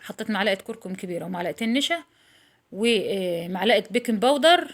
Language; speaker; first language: Arabic; native; Arabic